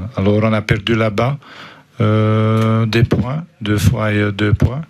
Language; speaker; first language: French; non-native, fluent; Dutch